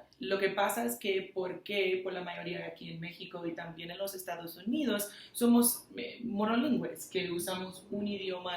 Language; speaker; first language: Spanish; non-native, fluent; English